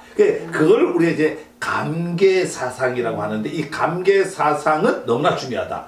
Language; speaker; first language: Korean; native; Korean